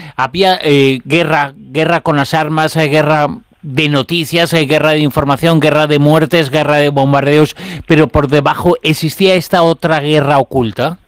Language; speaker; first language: Spanish; native; Spanish